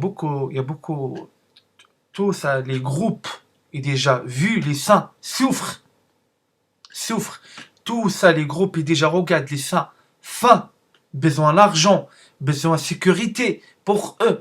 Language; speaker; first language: French; non-native, learner; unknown